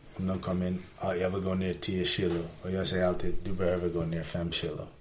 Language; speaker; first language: Swedish; early bilingual, heritage; Swedish